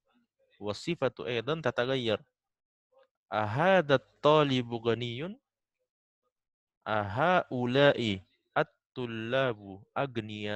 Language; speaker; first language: Arabic; non-native, fluent; Indonesian